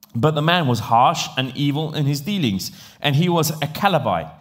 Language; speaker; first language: English; native; English